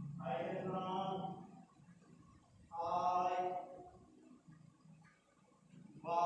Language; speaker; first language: Vietnamese; non-native, learner; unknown